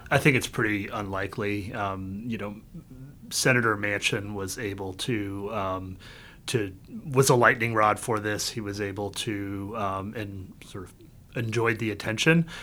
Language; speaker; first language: English; early bilingual, other home language; Vietnamese